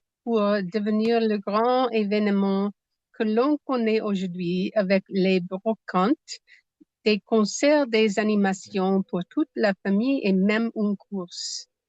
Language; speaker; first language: French; non-native, learner; English